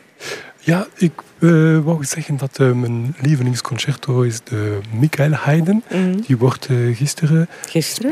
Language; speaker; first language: Dutch; non-native, local second language; French